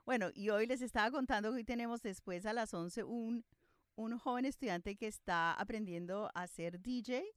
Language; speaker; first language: Spanish; early bilingual, other home language; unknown